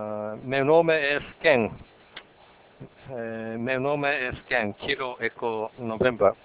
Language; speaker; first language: Portuguese; non-native, learner; Japanese